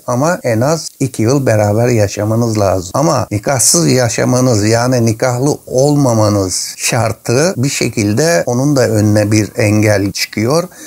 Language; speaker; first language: Turkish; native; Turkish